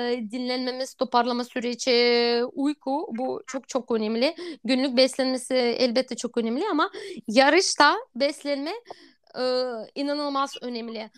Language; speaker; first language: Turkish; non-native, fluent; Russian